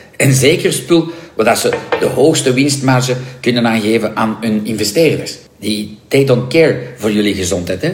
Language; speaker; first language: Dutch; non-native, local second language; French